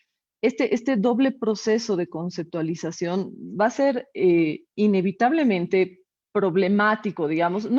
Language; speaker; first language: Spanish; native; Spanish